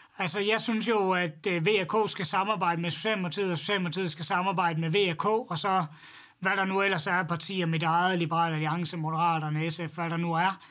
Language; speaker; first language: Danish; native; Danish